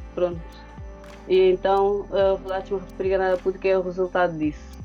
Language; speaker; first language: Portuguese; non-native, local second language; Kabuverdianu